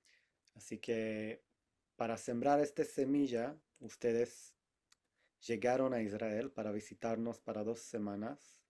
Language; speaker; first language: Spanish; non-native, fluent; Hebrew